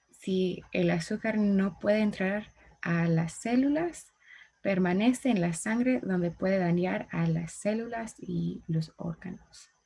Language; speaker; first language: Spanish; non-native, learner; English